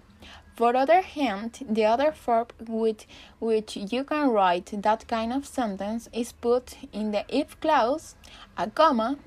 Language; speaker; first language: English; non-native, learner; Spanish